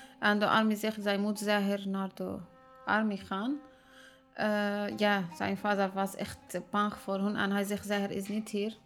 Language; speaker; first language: Dutch; non-native, learner; Arabic